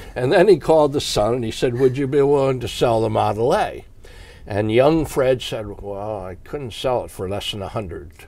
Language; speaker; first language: English; native; English